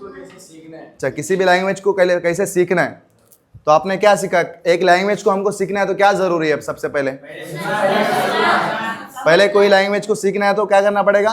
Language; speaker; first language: Hindi; native; Hindi